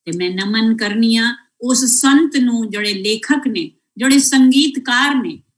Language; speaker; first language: Hindi; non-native, local second language; Punjabi